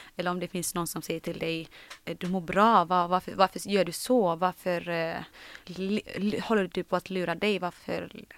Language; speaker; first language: Swedish; early bilingual, other home language; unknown